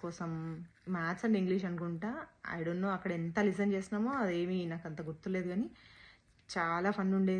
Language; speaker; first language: Telugu; native; Telugu